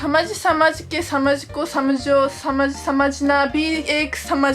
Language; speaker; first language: Hindi; non-native, learner; Japanese